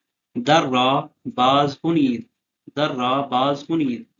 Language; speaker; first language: Persian; non-native, fluent; Urdu